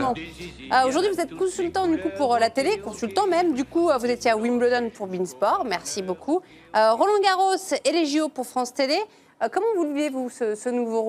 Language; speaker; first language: French; native; French